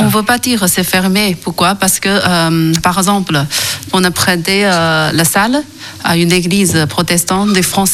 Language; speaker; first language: French; non-native, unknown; Chinese